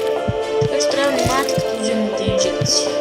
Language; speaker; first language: Bulgarian; native; Bulgarian